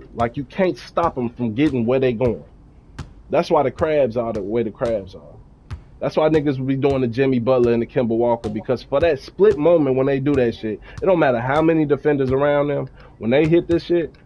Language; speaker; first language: English; native; English